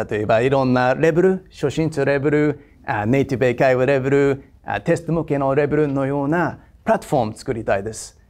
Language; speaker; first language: Japanese; non-native, fluent; English